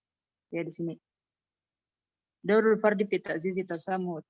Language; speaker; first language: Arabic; non-native, fluent; Indonesian